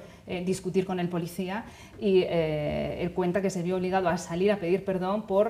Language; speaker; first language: Spanish; native; Spanish